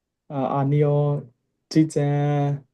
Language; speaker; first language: Korean; non-native, learner; Burmese